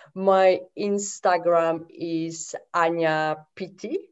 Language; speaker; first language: English; non-native, fluent; Polish